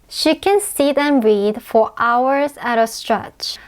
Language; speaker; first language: English; non-native, fluent; Korean